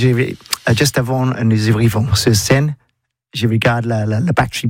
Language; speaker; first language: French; non-native, learner; English